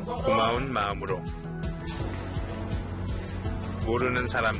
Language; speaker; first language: Korean; non-native, fluent; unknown